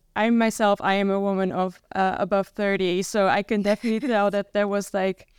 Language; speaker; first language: English; non-native, fluent; Dutch